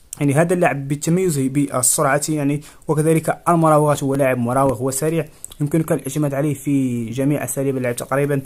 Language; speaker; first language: Arabic; native; Arabic